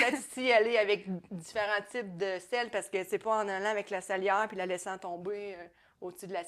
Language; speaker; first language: French; native; French